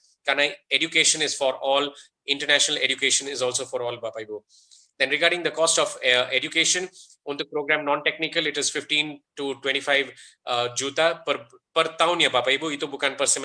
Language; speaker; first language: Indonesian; non-native, fluent; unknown